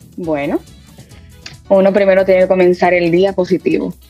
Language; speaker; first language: Spanish; early bilingual, heritage; Spanish